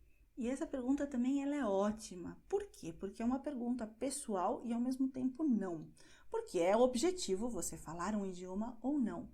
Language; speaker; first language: Portuguese; non-native, fluent; Spanish